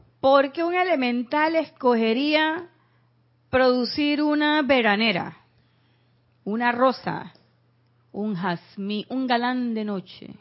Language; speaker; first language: Spanish; native; Spanish